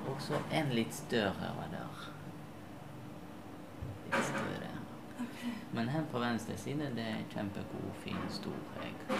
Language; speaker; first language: Norwegian; non-native, fluent; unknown